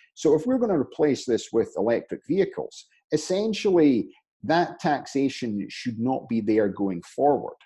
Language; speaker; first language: English; native; English